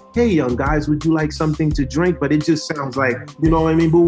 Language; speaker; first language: English; early bilingual, other home language; Haitian Creole